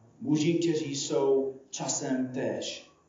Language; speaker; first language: Czech; non-native, fluent; English